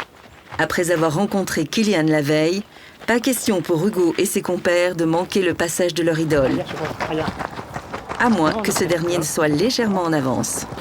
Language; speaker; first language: French; native; French